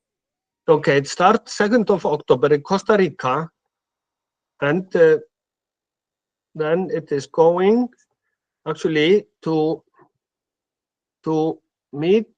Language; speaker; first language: English; non-native, fluent; Icelandic